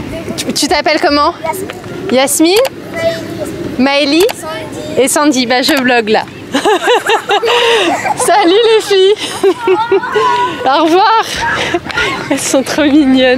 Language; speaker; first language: French; native; French